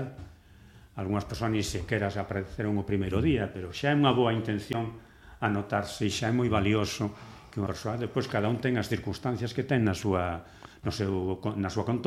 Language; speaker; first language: Galician; non-native, local second language; Spanish